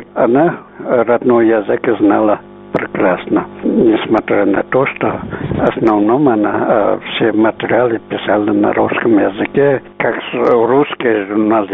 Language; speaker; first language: Russian; non-native, local second language; Uzbek